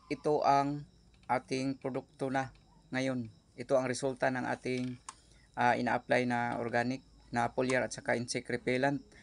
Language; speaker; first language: Filipino; non-native, local second language; Cebuano